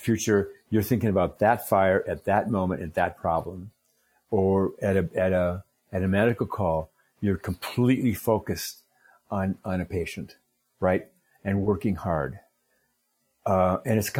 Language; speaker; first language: English; native; English